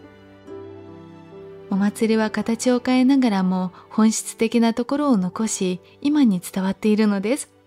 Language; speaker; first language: Japanese; non-native, fluent; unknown